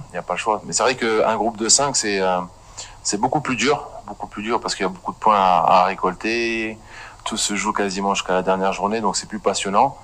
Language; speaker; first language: French; native; French